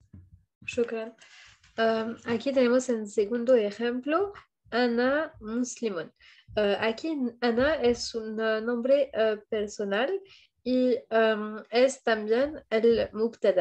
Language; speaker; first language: Spanish; non-native, fluent; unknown